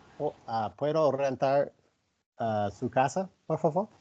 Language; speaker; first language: Spanish; non-native, learner; English